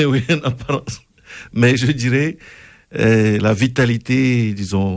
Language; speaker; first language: French; non-native, local second language; Ewe